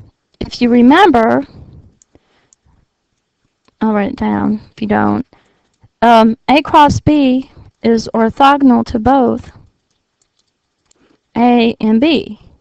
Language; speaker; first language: English; native; English